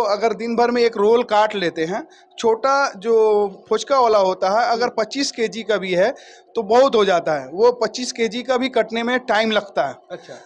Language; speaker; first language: Hindi; native; Hindi